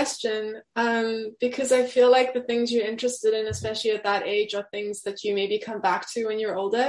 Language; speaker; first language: English; native; English